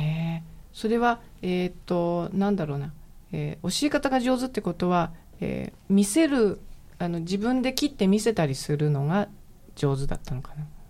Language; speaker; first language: Japanese; native; Japanese